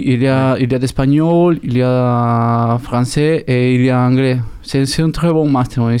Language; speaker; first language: French; non-native, learner; Spanish